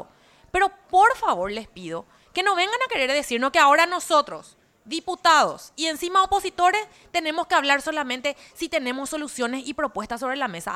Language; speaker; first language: Spanish; native; Spanish